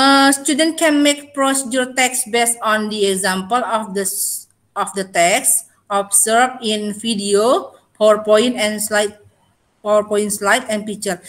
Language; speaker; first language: English; non-native, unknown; Indonesian